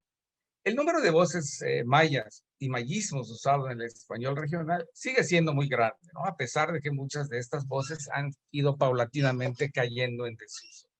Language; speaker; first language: Spanish; native; Spanish